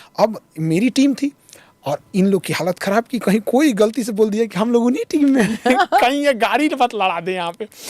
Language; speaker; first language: Hindi; native; Hindi